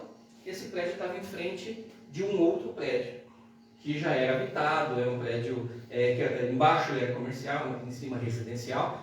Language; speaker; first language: Portuguese; native; Portuguese